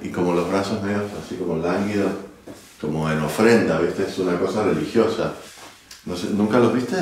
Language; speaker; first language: Spanish; early bilingual, heritage; Spanish